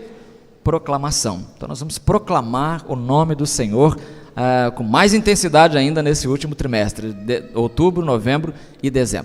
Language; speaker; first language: Portuguese; native; Portuguese